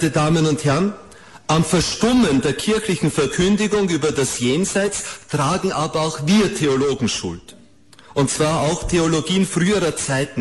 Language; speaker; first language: German; native; German